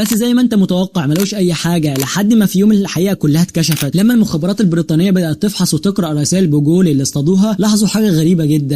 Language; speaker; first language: Arabic; native; Arabic